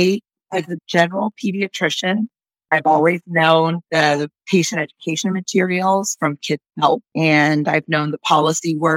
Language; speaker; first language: English; native; English